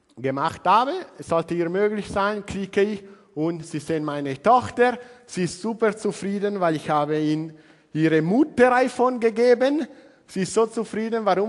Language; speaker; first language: German; non-native, learner; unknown